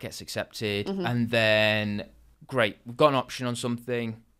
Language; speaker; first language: English; native; English